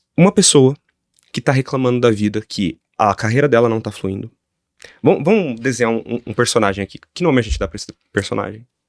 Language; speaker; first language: Portuguese; native; Portuguese